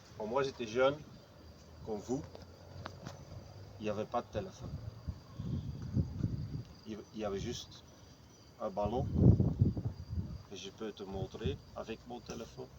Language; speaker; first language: French; non-native, fluent; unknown